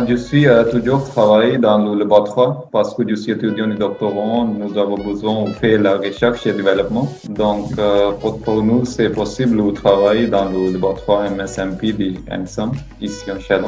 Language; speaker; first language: French; non-native, learner; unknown